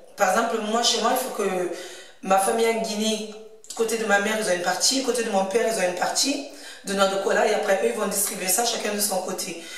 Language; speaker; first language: French; early bilingual, other home language; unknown